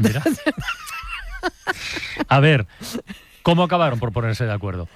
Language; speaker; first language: Spanish; native; Spanish